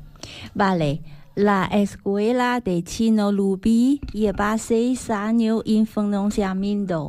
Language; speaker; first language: Spanish; non-native, learner; Chinese